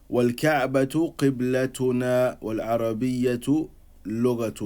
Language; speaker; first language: Arabic; non-native, fluent; English